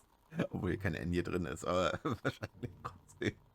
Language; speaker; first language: German; native; German